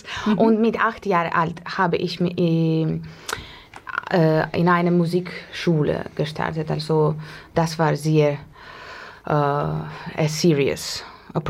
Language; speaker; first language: German; non-native, learner; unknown